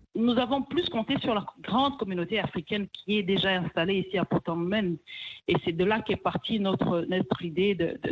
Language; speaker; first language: French; non-native, local second language; Kinyarwanda